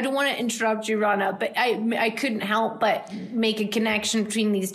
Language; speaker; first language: English; native; English